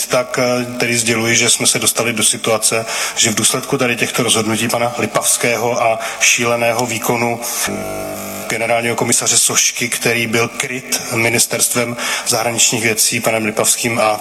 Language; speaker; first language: Czech; native; Czech